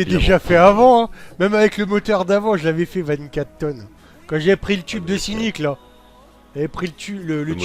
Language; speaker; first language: French; native; French